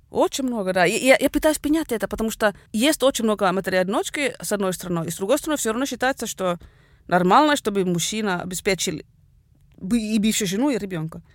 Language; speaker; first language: Russian; non-native, fluent; Swedish